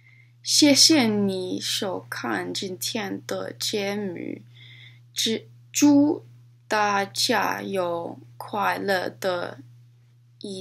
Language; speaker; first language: Chinese; non-native, learner; English